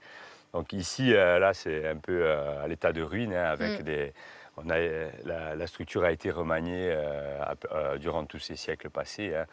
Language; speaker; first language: French; native; French